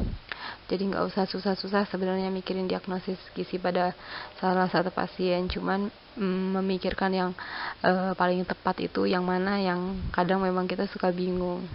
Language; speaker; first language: Indonesian; native; Indonesian